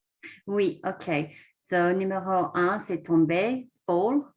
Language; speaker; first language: French; non-native, learner; English